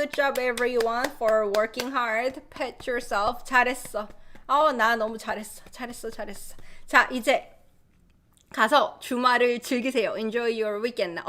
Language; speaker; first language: Korean; native; Korean